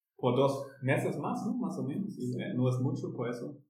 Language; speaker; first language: Spanish; non-native, learner; German